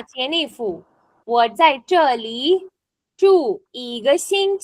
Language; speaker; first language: Chinese; non-native, fluent; Hindi